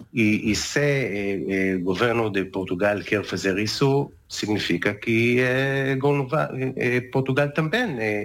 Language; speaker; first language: Portuguese; non-native, learner; Hebrew